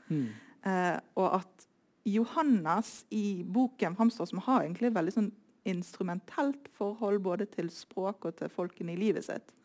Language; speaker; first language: Norwegian; native; Norwegian